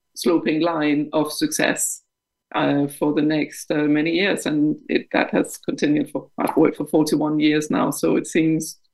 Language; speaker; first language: English; non-native, fluent; Danish